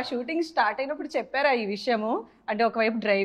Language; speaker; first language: Telugu; native; Telugu